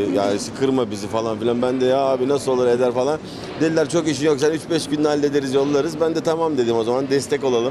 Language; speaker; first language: Turkish; native; Turkish